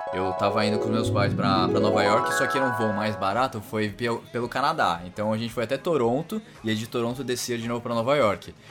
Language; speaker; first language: Portuguese; native; Portuguese